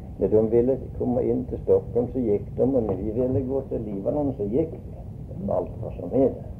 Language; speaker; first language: Swedish; early bilingual, heritage; Swedish